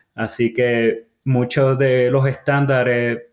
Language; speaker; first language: Spanish; native; Spanish